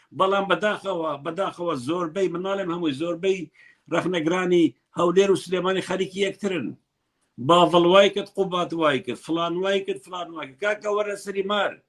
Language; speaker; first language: Central Kurdish; non-native, local second language; Kurdish